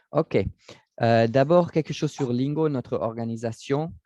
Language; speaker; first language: French; non-native, learner; German